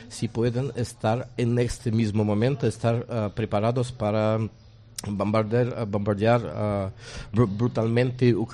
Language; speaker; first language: Spanish; non-native, learner; Russian